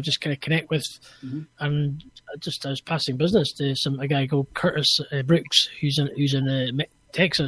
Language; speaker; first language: English; native; English